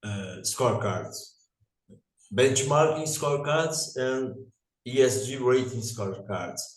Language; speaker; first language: English; non-native, learner; Portuguese